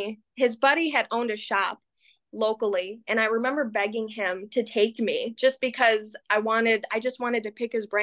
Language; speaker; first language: English; native; English